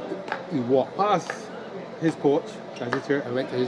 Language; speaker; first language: English; native; English